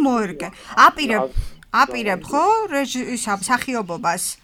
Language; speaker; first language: Georgian; native; Georgian